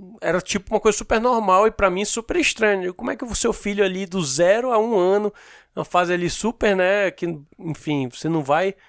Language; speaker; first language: Portuguese; native; Portuguese